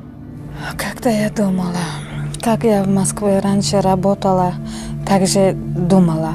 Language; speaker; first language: Russian; non-native, learner; Uzbek